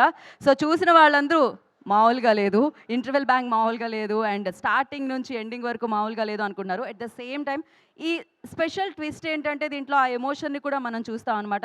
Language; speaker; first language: Telugu; native; Telugu